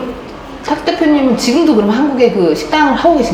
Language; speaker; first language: Korean; native; Korean